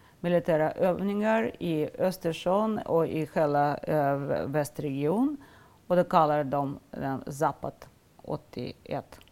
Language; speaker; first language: Swedish; non-native, fluent; Russian